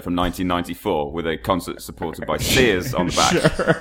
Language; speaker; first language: English; native; English